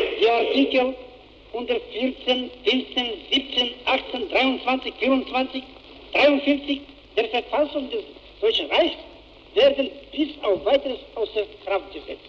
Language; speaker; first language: German; non-native, fluent; Bulgarian